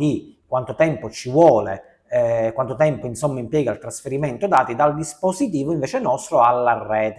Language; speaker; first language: Italian; native; Italian